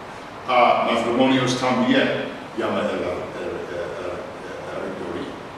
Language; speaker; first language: Spanish; non-native, learner; English